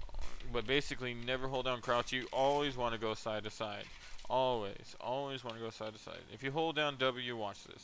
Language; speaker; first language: English; native; English